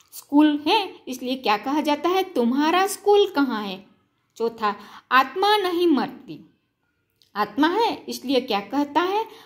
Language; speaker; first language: Hindi; non-native, local second language; Gujarati